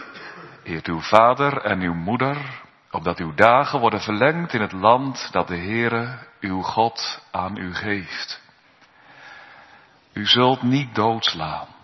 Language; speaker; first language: Dutch; native; Dutch